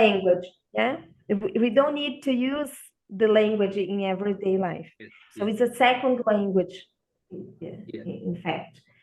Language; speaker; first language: English; non-native, learner; Portuguese